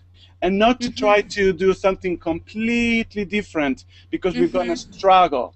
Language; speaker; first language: English; non-native, fluent; Spanish